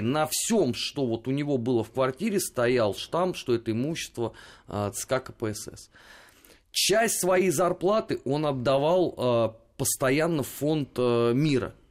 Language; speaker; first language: Russian; native; Russian